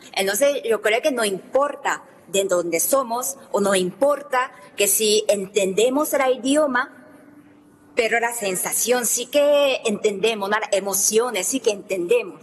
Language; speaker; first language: Spanish; non-native, fluent; Japanese